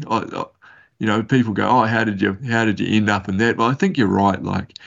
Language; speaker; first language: English; native; English